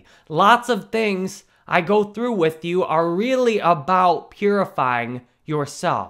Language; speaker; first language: English; native; English